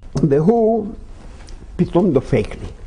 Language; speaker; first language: Hebrew; non-native, fluent; Yiddish